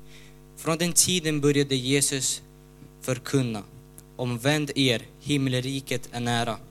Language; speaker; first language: Swedish; non-native, learner; Ukrainian